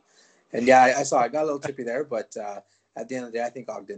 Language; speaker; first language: English; non-native, fluent; French